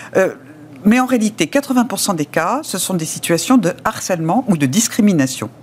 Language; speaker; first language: French; native; French